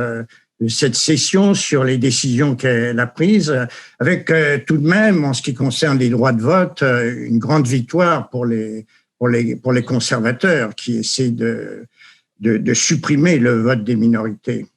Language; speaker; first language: French; native; French